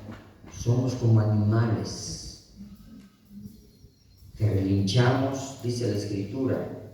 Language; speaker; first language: Spanish; native; Spanish